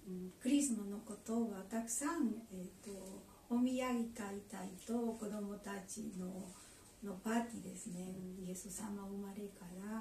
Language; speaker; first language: Japanese; non-native, learner; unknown